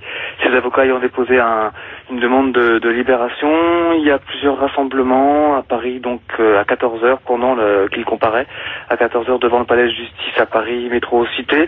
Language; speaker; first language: French; native; French